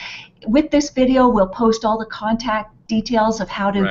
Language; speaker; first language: English; native; English